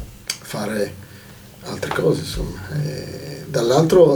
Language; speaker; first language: Italian; native; Italian